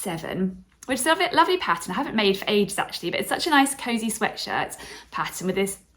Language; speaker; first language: English; native; English